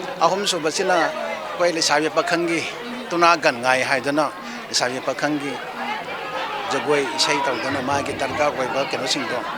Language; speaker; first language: Manipuri; non-native, local second language; Rongmei Naga